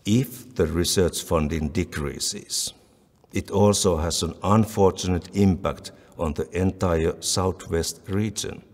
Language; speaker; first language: English; non-native, fluent; Finnish